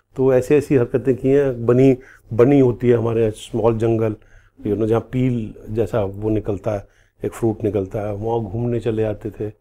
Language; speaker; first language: Hindi; native; Hindi